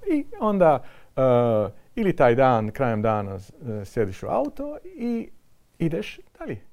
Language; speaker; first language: Croatian; non-native, fluent; Dutch